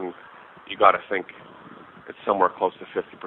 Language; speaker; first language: English; native; English